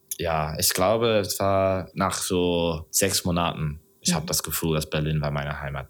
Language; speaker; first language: German; non-native, learner; English